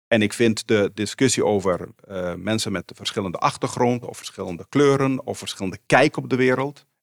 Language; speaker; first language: Dutch; non-native, local second language; Papiamento